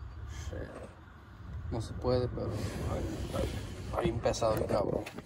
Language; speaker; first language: Spanish; early bilingual, heritage; Spanish